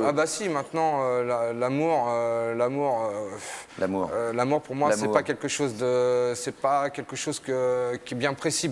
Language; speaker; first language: French; native; French